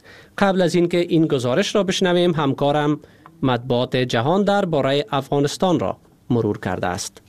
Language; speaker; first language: Persian; native; Persian